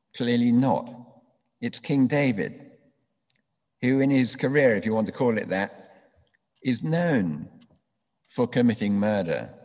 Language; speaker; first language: English; native; English